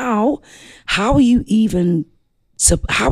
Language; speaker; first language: English; native; English